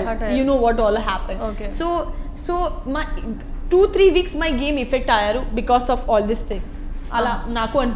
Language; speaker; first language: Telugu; non-native, learner; Gujarati